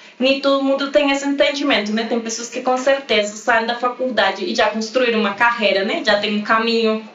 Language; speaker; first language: Portuguese; non-native, fluent; Spanish